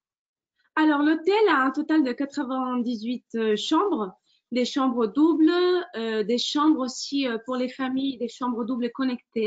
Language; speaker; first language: French; non-native, fluent; Spanish